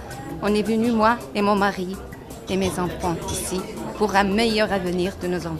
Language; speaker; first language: French; non-native, local second language; Arabic